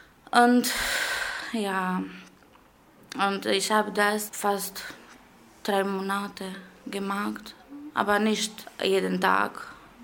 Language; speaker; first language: German; non-native, learner; Albanian